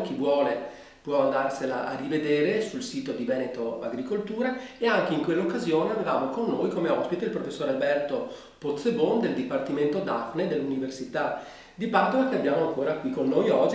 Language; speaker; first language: Italian; native; Italian